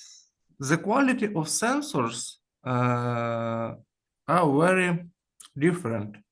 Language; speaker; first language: English; non-native, learner; Ukrainian